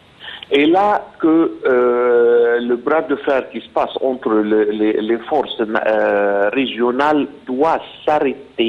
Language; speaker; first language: French; non-native, fluent; Arabic